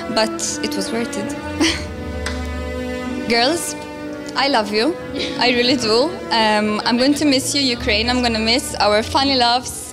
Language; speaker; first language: English; non-native, fluent; Serbian